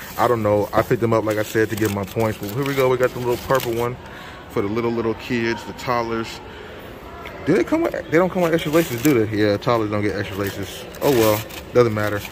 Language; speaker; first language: English; native; English